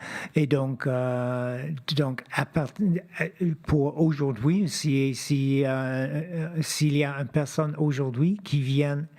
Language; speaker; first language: French; non-native, fluent; English